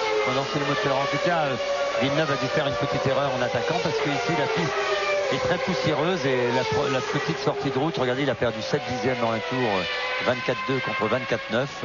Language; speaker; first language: French; native; French